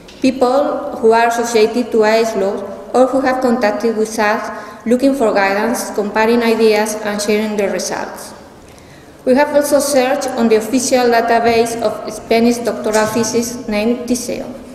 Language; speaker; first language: English; non-native, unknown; Spanish